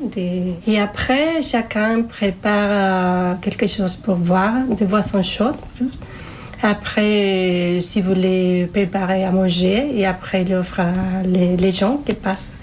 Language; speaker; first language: French; non-native, learner; Spanish